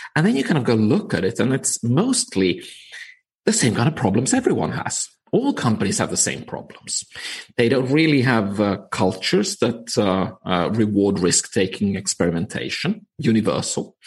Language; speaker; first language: English; non-native, fluent; Finnish